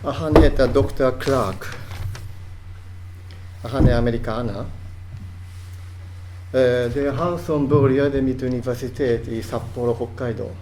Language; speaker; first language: Swedish; non-native, fluent; Japanese